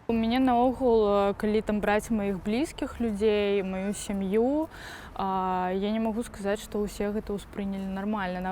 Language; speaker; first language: Belarusian; non-native, local second language; Russian